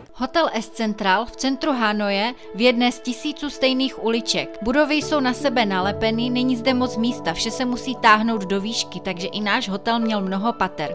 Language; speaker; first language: Czech; native; Czech